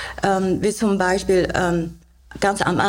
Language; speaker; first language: German; non-native, learner; Chinese